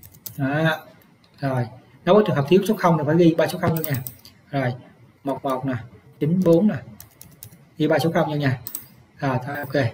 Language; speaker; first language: Vietnamese; native; Vietnamese